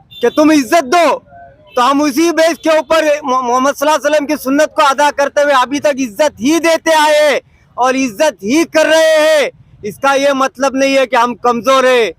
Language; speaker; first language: Hindi; non-native, local second language; Urdu